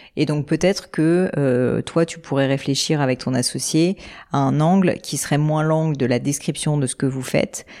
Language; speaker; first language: French; native; French